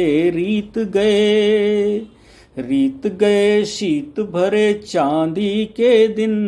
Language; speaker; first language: Hindi; native; Hindi